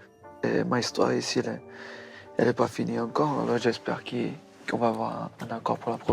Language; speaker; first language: French; non-native, fluent; Portuguese